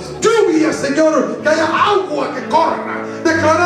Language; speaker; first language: Spanish; native; Spanish